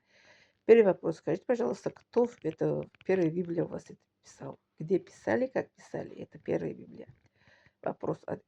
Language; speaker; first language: Russian; non-native, learner; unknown